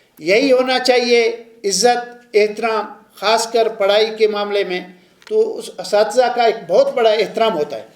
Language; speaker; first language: Urdu; non-native, local second language; Baluchi